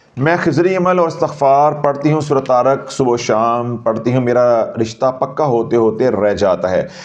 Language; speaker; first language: Urdu; non-native, local second language; Punjabi